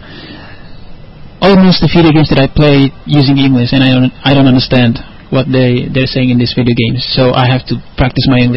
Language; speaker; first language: English; non-native, learner; Indonesian